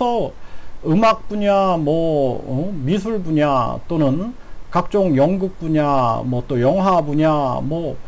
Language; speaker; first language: Korean; native; Korean